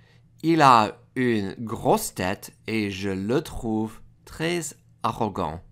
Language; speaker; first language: French; non-native, fluent; English